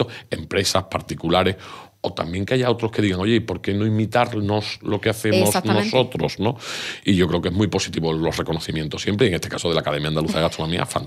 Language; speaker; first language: Spanish; native; Spanish